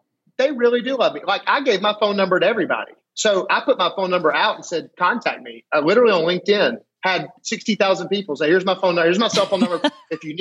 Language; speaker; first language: English; native; English